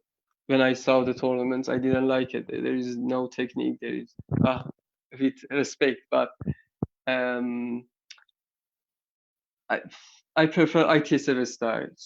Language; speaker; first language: English; non-native, learner; Persian